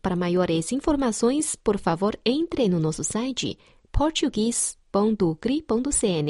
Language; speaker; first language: Portuguese; non-native, fluent; Chinese